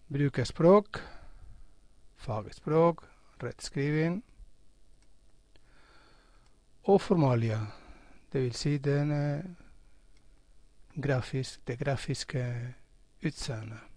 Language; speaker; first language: Norwegian; non-native, fluent; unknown